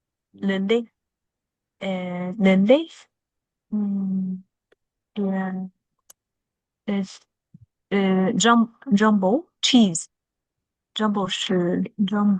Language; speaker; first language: French; non-native, learner; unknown